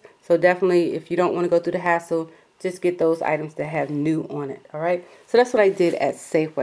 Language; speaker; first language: English; native; English